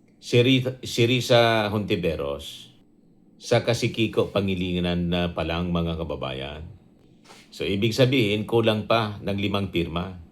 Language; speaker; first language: Filipino; non-native, local second language; Bikol